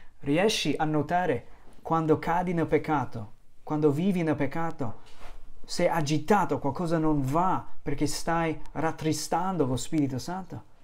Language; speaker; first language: Italian; non-native, fluent; English